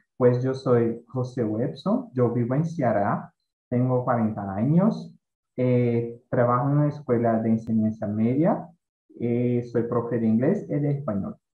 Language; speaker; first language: Spanish; non-native, fluent; Portuguese